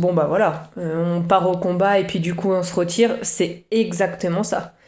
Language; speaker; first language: French; native; French